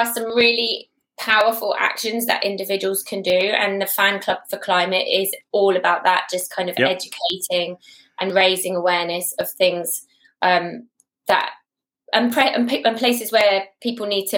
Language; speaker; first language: English; native; English